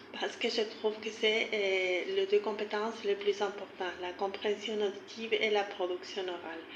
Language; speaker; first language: French; non-native, fluent; Spanish